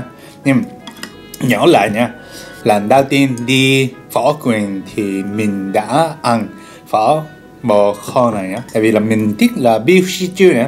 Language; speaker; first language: Vietnamese; non-native, learner; Japanese